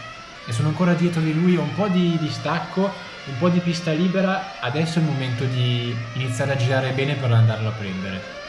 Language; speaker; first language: Italian; native; Italian